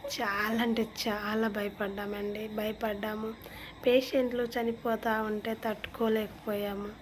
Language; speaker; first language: Telugu; non-native, local second language; Lambadi